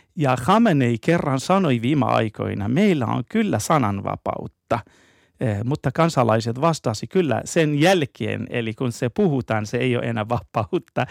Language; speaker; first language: Finnish; non-native, fluent; Persian